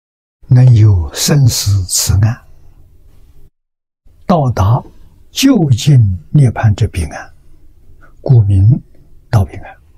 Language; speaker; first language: Chinese; native; Chinese